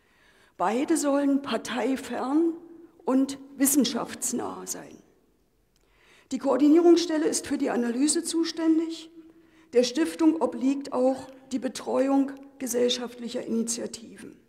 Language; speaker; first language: German; native; German